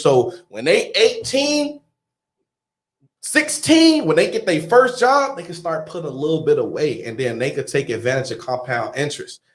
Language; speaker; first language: English; native; English